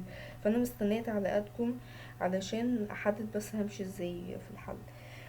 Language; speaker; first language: Arabic; native; Arabic